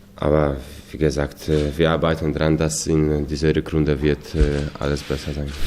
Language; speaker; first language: German; non-native, fluent; Polish